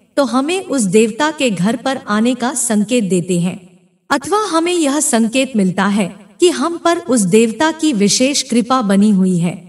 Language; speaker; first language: Hindi; native; Hindi